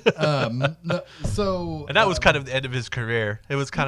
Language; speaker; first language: English; native; English